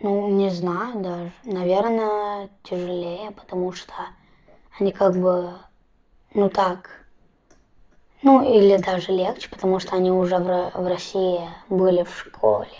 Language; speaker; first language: Russian; early bilingual, heritage; Russian